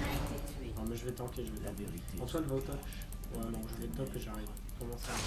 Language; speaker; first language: French; native; French